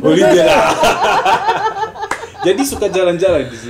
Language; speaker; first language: Indonesian; non-native, fluent; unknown